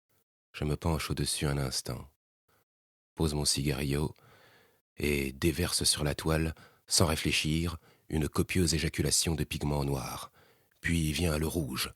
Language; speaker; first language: French; native; French